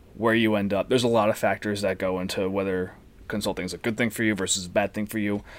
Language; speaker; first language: English; native; English